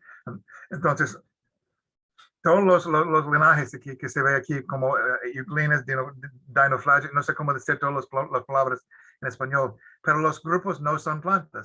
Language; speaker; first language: Spanish; non-native, fluent; English